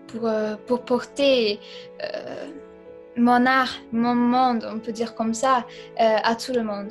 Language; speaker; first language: French; non-native, fluent; Italian